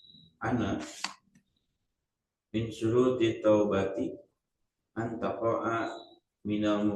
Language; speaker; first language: Arabic; non-native, learner; Indonesian